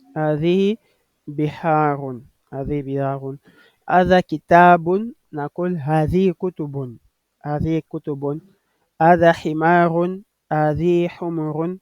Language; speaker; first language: Arabic; non-native, fluent; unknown